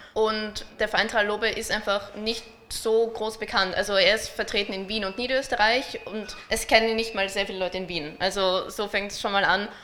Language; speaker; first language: German; native; German